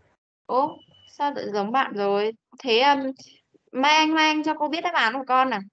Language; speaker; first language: Vietnamese; native; Vietnamese